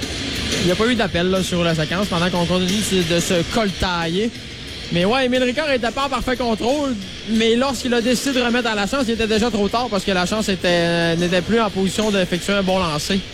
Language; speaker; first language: French; native; French